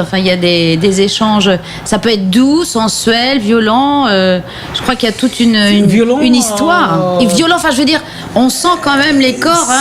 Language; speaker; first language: French; native; French